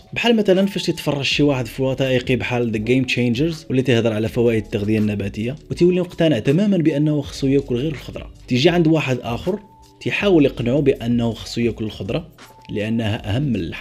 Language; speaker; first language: Arabic; native; Arabic